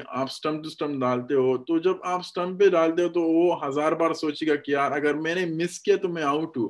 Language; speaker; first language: Hindi; non-native, fluent; Pashto